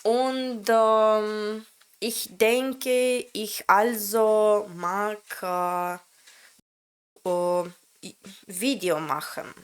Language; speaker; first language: German; non-native, learner; Latvian